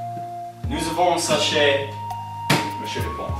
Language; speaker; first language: French; non-native, learner; English